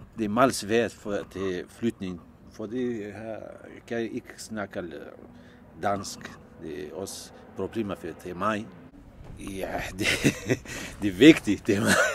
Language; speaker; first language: Danish; non-native, learner; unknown